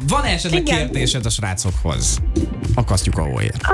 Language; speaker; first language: Hungarian; native; Hungarian